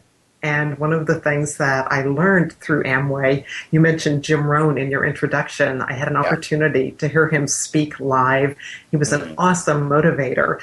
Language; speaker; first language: English; native; English